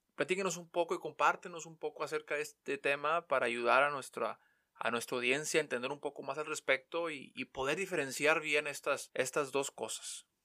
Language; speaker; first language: Spanish; native; Spanish